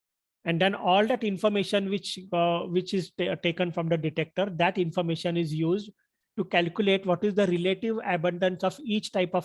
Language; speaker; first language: English; non-native, local second language; Marathi